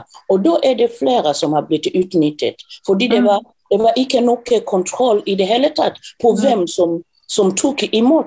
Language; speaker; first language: Norwegian; non-native, fluent; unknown